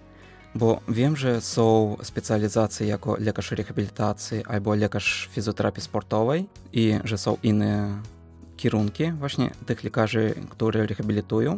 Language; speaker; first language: Polish; non-native, fluent; Russian